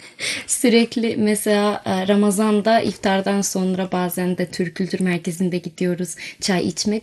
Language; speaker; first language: Turkish; non-native, learner; Bosnian